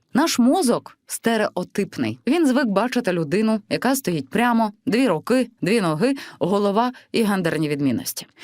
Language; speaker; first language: Ukrainian; native; Ukrainian